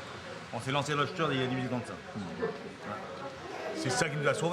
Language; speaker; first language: French; native; French